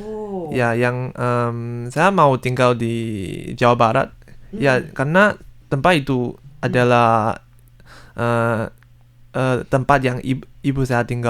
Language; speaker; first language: Indonesian; non-native, learner; Chinese